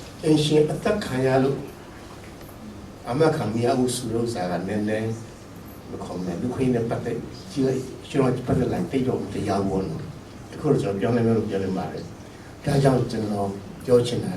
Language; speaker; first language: Burmese; non-native, local second language; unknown